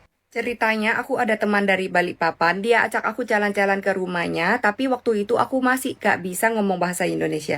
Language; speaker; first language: Indonesian; non-native, fluent; Thai